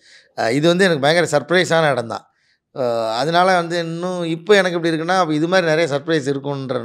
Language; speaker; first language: Tamil; native; Tamil